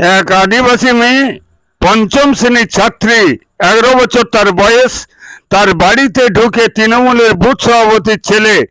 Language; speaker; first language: Bangla; non-native, local second language; Santali